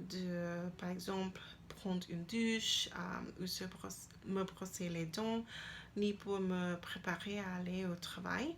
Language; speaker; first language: French; non-native, learner; English